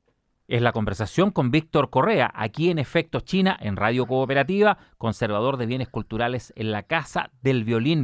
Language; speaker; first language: Spanish; native; Spanish